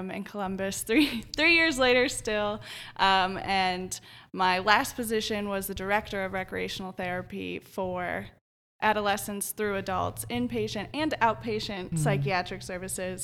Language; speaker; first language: English; native; English